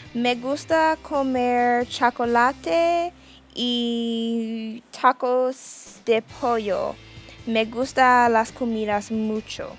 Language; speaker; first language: Spanish; non-native, learner; English